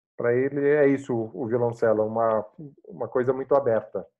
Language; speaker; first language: Italian; non-native, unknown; Portuguese